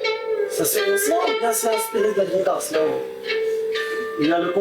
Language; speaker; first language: French; non-native, local second language; Arabic